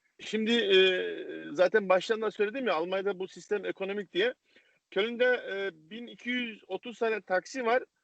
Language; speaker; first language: Turkish; native; Turkish